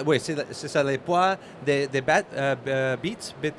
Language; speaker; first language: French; non-native, learner; English